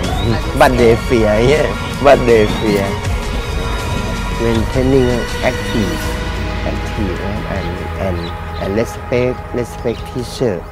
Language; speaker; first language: English; non-native, learner; Thai